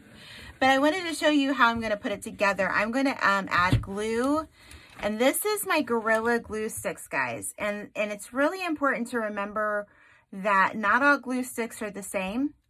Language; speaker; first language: English; native; English